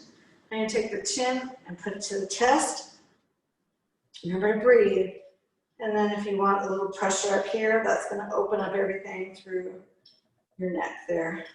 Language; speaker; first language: English; native; English